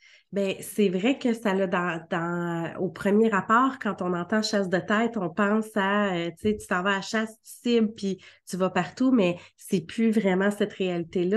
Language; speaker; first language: French; native; French